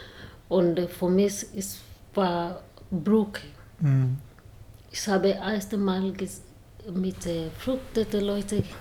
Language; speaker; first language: German; non-native, learner; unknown